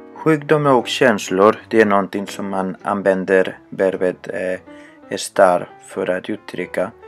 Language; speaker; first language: Swedish; non-native, fluent; Spanish